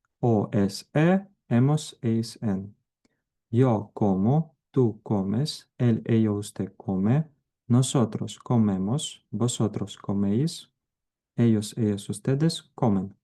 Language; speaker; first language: Spanish; non-native, fluent; Ukrainian